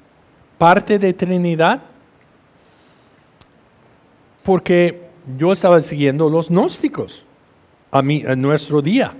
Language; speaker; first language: Spanish; non-native, fluent; English